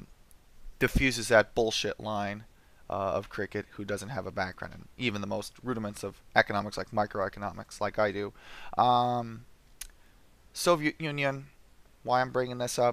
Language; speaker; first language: English; native; English